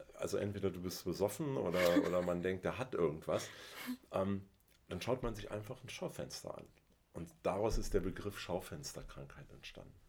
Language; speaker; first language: German; native; German